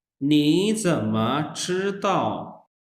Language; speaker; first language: Chinese; non-native, fluent; Urdu